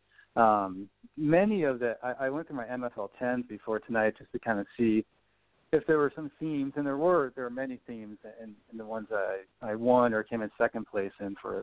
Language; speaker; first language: English; native; English